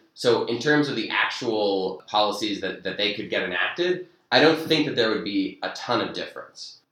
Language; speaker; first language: English; native; English